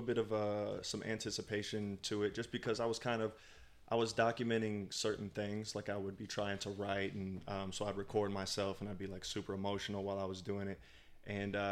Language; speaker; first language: English; native; English